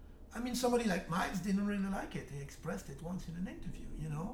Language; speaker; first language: English; non-native, fluent; French